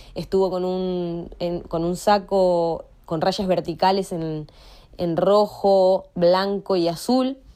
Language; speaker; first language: Spanish; native; Spanish